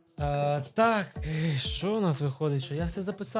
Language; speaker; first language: Ukrainian; non-native, local second language; Russian